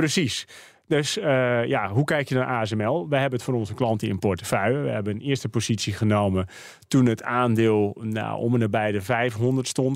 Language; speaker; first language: Dutch; native; Dutch